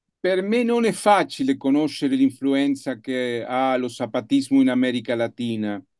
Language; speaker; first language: Italian; non-native, learner; Spanish